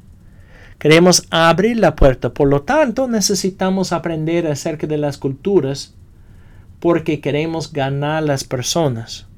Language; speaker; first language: Spanish; non-native, fluent; English